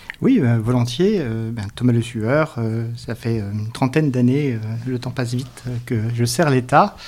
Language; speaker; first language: French; native; French